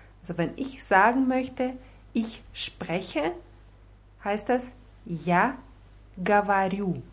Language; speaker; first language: German; non-native, fluent; Russian